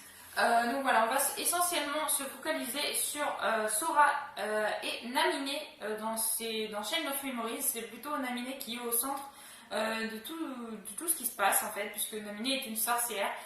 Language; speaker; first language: French; native; French